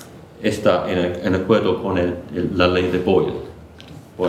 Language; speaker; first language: Spanish; non-native, fluent; English